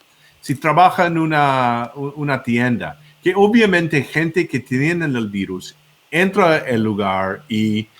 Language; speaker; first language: Spanish; non-native, fluent; English